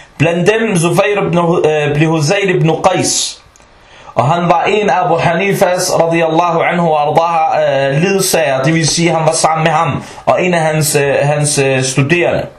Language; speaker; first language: Danish; early bilingual, other home language; Arabic